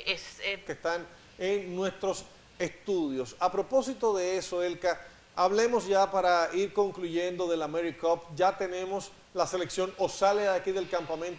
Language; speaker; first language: Spanish; native; Spanish